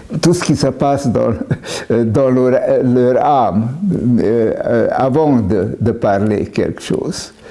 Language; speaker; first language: French; non-native, fluent; Hungarian